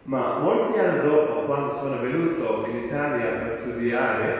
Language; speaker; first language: Italian; non-native, fluent; Malayalam